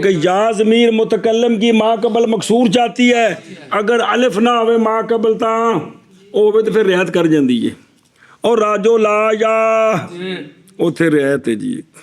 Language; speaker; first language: Hindi; non-native, local second language; Punjabi